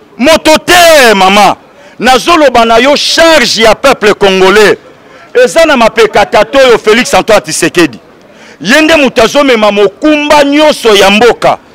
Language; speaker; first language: Lingala; native; Lingala